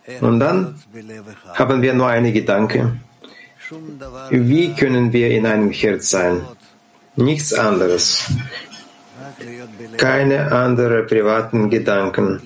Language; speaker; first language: German; non-native, fluent; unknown